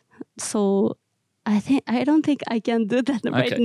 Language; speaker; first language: English; non-native, learner; Japanese